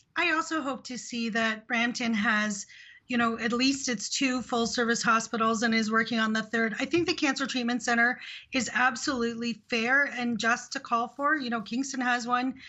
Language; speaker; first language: English; early bilingual, other home language; Hindi